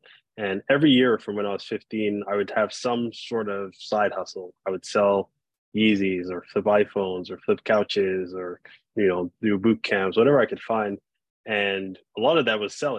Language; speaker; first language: English; non-native, local second language; Yoruba